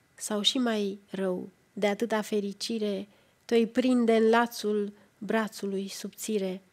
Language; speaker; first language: French; non-native, fluent; Romanian